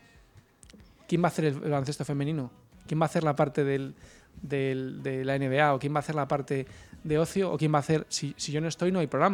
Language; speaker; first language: Spanish; native; Spanish